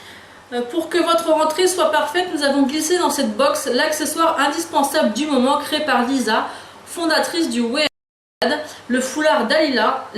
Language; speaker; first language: French; native; French